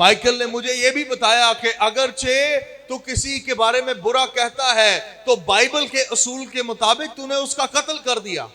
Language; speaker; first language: Urdu; native; Urdu